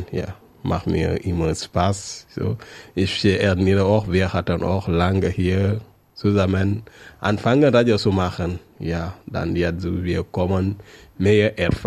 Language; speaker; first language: German; non-native, learner; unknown